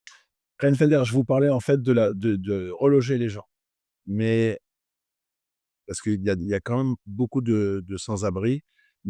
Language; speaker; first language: French; native; French